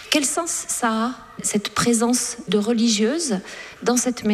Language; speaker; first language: French; native; French